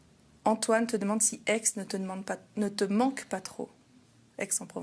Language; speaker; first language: French; native; French